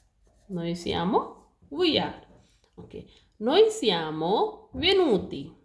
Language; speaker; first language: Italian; non-native, learner; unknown